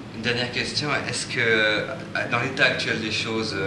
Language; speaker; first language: French; native; French